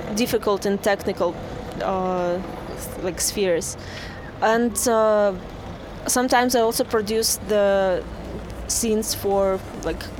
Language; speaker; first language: English; non-native, fluent; Russian